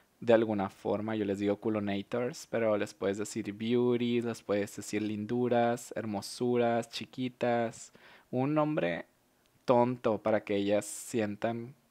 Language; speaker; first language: Spanish; native; Spanish